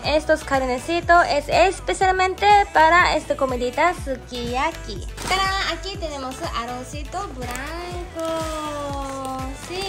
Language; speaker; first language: Spanish; non-native, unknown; Japanese